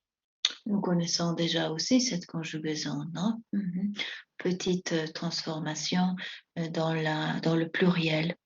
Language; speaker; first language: French; non-native, fluent; Spanish